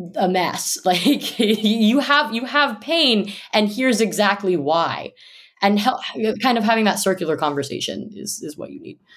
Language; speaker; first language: English; native; English